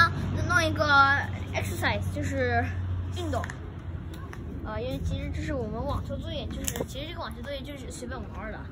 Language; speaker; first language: Chinese; early bilingual, heritage; Chinese